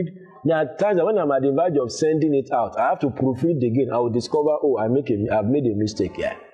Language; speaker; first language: English; non-native, local second language; Yoruba